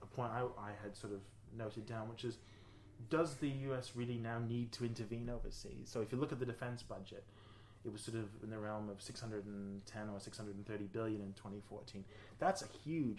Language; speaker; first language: English; native; English